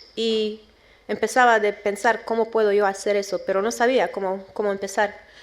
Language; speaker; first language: Spanish; non-native, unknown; Romanian